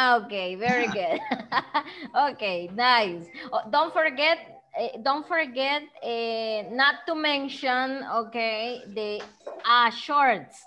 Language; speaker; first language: English; non-native, fluent; Spanish